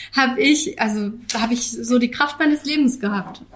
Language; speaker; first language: German; native; German